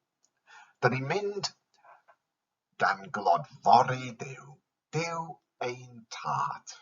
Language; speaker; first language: Welsh; non-native, local second language; English